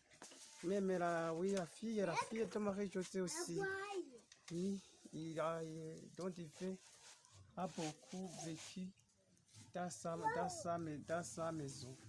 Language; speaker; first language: French; non-native, local second language; Rundi